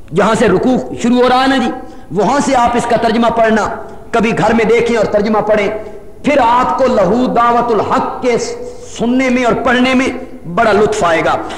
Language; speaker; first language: Urdu; non-native, local second language; Punjabi